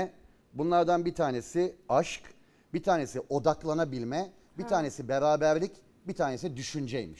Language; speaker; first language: Turkish; native; Turkish